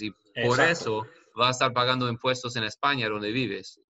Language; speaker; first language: Spanish; non-native, learner; English